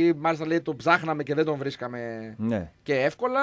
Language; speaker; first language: Greek; native; Greek